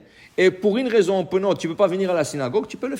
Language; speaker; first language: French; native; French